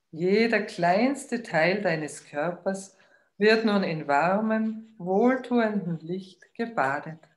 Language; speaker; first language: German; native; German